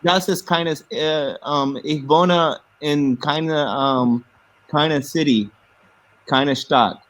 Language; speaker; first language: German; non-native, learner; English